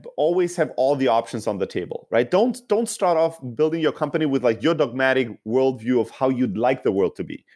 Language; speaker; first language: English; non-native, fluent; Greek